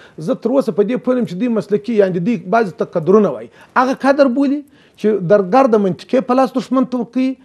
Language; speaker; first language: Pashto; native; Pashto